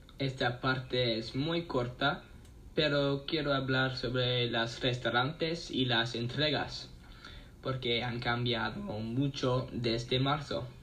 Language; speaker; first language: Spanish; non-native, learner; English